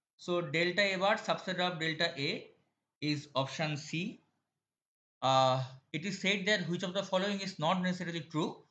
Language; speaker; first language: English; non-native, local second language; Bangla